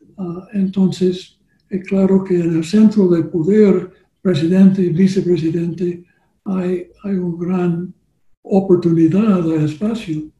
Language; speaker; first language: Spanish; non-native, learner; English